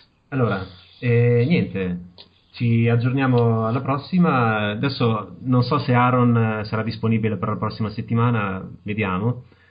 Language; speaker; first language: Italian; native; Italian